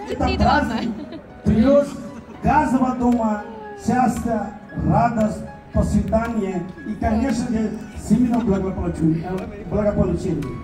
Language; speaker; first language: Russian; non-native, learner; Uzbek